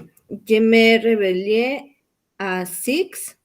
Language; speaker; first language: French; non-native, learner; Spanish